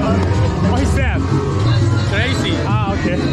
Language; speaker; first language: English; non-native, learner; Korean